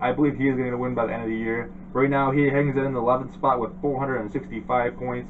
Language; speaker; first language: English; native; English